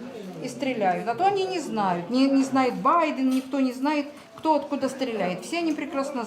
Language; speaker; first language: Russian; native; Russian